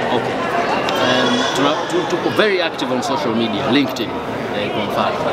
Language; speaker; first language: Swahili; native; Swahili